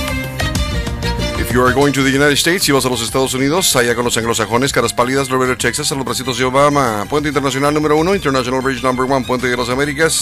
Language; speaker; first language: Spanish; native; Spanish